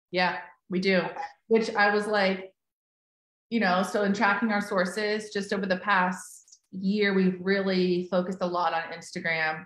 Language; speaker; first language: English; native; English